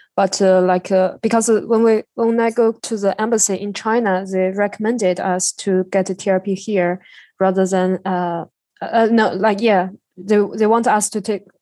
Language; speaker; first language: English; non-native, learner; Chinese